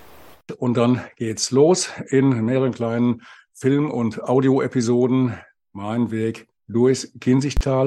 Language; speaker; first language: German; native; German